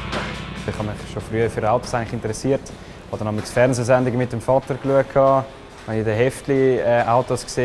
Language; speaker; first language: German; native; German